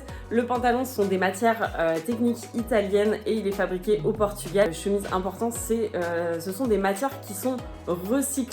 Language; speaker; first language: French; native; French